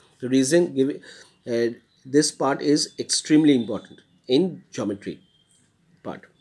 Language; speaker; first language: English; non-native, local second language; Bangla